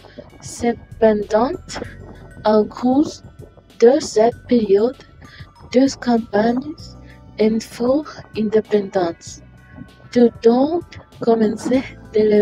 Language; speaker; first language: French; non-native, learner; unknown